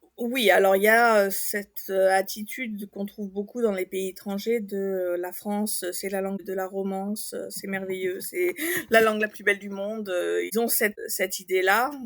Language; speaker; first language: French; native; French